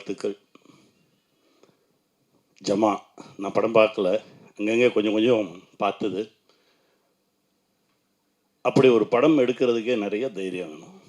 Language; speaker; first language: Tamil; native; Tamil